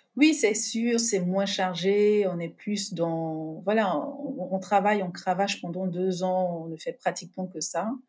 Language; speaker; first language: French; native; French